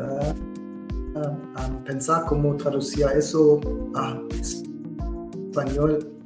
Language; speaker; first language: Spanish; non-native, learner; German